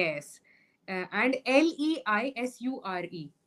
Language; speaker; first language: English; non-native, local second language; Hindi